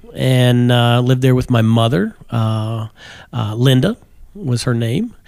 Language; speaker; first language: English; native; English